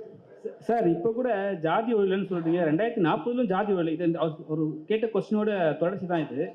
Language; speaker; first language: Tamil; native; Tamil